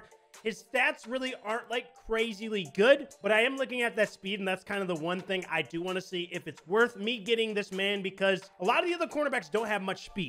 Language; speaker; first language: English; native; English